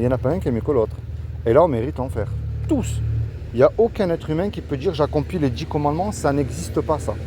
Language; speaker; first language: French; native; French